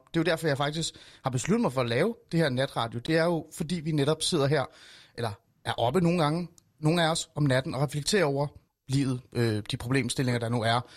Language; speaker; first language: Danish; early bilingual, other home language; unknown